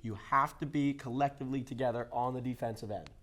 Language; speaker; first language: English; native; English